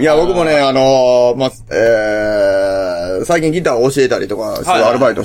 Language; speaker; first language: Japanese; native; Japanese